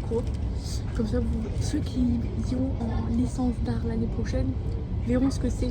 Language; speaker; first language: French; native; French